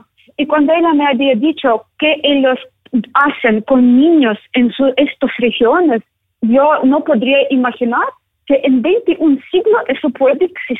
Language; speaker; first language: Spanish; non-native, learner; Ukrainian